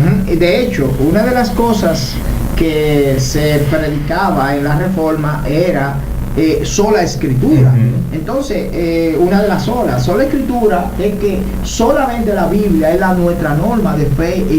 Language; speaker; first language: Spanish; native; Spanish